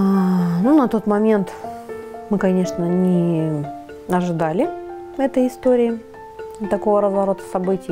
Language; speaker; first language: Russian; native; Russian